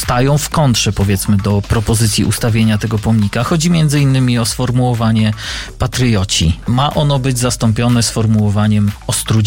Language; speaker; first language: Polish; native; Polish